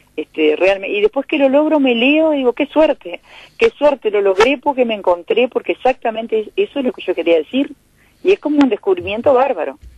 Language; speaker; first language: Spanish; native; Spanish